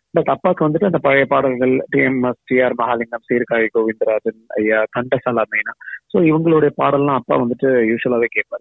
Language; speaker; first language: Tamil; native; Tamil